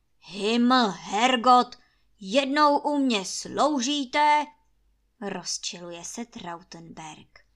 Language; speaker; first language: Czech; native; Czech